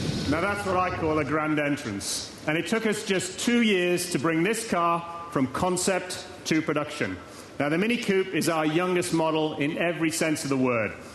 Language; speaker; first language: English; native; English